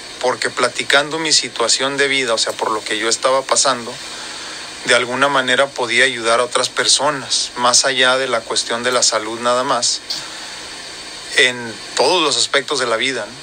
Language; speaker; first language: Spanish; native; Spanish